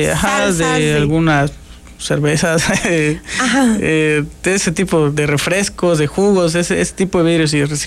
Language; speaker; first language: Spanish; native; Spanish